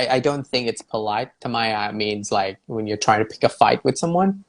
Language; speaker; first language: English; non-native, fluent; Thai